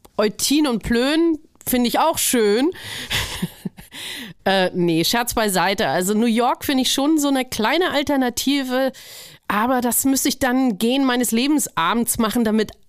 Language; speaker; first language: German; native; German